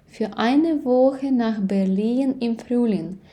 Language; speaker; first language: German; non-native, fluent; Ukrainian